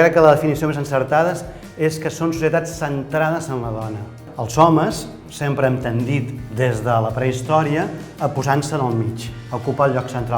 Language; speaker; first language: Catalan; native; Catalan